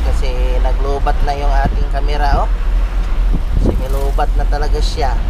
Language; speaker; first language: Filipino; non-native, local second language; Cebuano